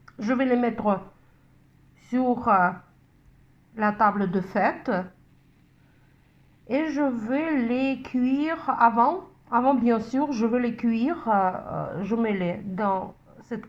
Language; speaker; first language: French; non-native, fluent; Russian